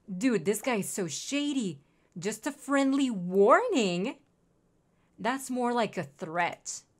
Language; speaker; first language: English; non-native, fluent; Spanish